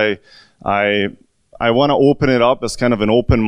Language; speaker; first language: English; non-native, fluent; Hungarian